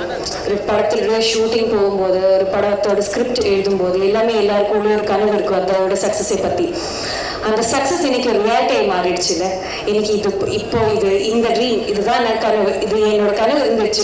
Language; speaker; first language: Tamil; non-native, fluent; Malayalam